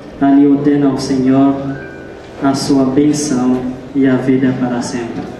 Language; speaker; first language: Portuguese; non-native, fluent; Haitian Creole